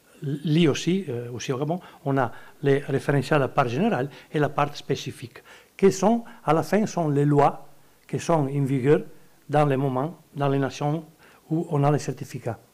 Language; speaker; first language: French; non-native, learner; Italian